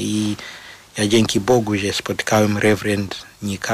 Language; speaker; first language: Polish; non-native, fluent; Shona